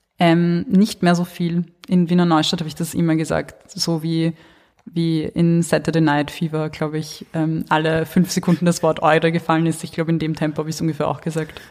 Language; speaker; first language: German; early bilingual, other home language; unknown